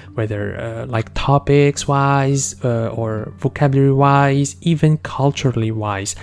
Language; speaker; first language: English; non-native, fluent; Arabic